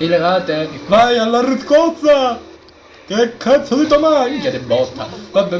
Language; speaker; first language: Italian; native; Italian